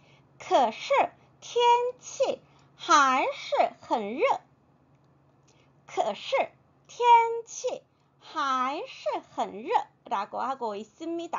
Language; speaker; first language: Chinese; non-native, fluent; Korean